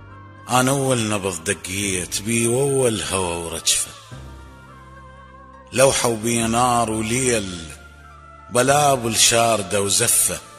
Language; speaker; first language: Arabic; native; Arabic